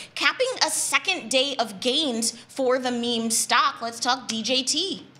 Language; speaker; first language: English; native; English